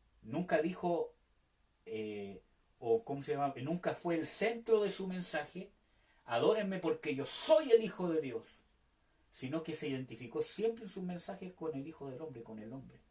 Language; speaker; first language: Spanish; native; Spanish